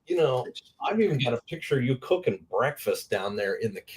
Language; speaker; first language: English; native; English